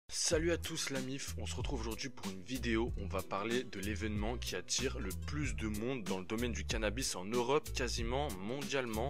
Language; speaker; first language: French; native; French